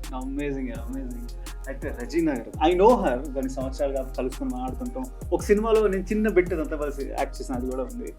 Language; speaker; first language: Telugu; native; Telugu